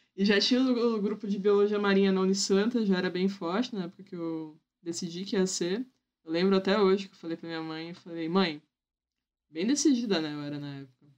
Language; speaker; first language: Portuguese; native; Portuguese